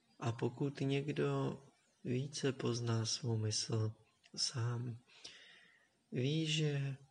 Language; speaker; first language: Czech; native; Czech